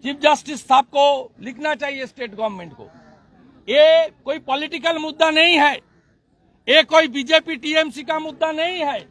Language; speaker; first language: Hindi; non-native, local second language; Bangla